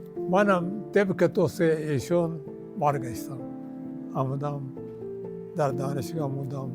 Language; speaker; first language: Persian; non-native, fluent; Urdu